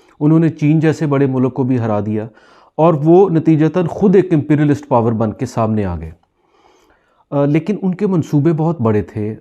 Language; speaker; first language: Urdu; native; Urdu